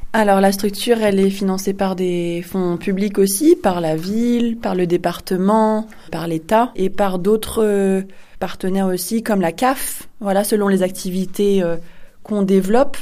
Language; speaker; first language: French; native; French